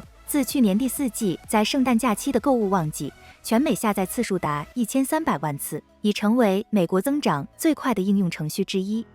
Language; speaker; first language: Chinese; native; Chinese